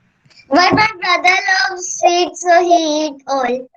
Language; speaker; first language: English; non-native, learner; Hindi